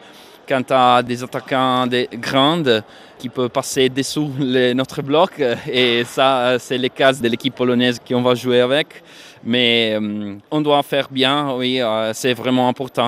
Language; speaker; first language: French; non-native, fluent; Italian